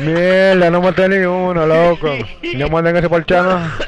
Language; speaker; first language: Spanish; native; Spanish